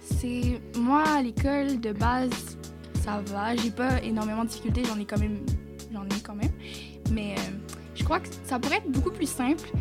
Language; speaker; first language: French; native; French